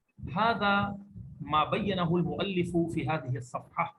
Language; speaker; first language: Arabic; non-native, fluent; Urdu